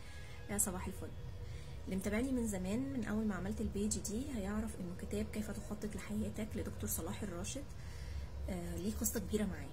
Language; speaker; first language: Arabic; native; Arabic